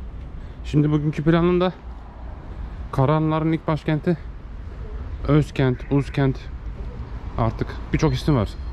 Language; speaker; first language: Turkish; native; Turkish